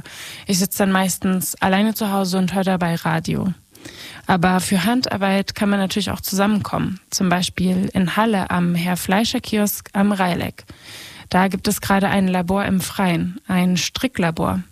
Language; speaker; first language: German; native; German